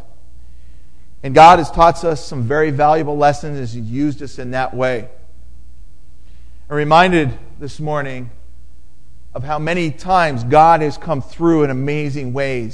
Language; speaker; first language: English; native; English